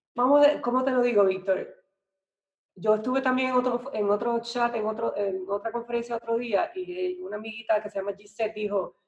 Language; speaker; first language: Spanish; native; Spanish